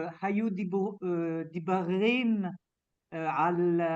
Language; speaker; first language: Hebrew; non-native, learner; French